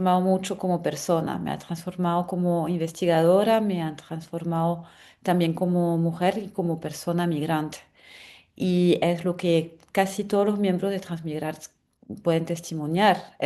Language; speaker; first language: Spanish; non-native, fluent; French